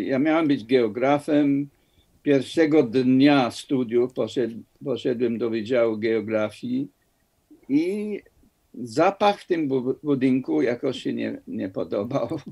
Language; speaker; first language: Polish; non-native, fluent; English